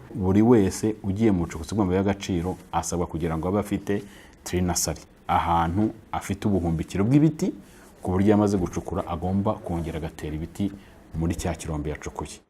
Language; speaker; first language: Kinyarwanda; native; Kinyarwanda